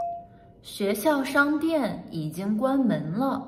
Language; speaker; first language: Chinese; native; Chinese